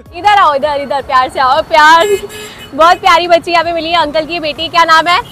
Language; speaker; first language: Hindi; native; Hindi